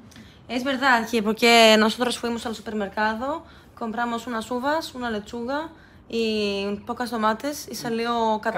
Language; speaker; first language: Spanish; non-native, learner; Greek